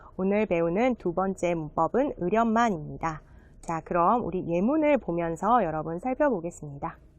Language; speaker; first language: Korean; native; Korean